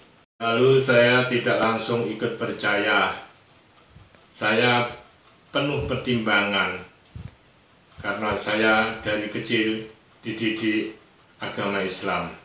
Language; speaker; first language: Indonesian; non-native, local second language; Javanese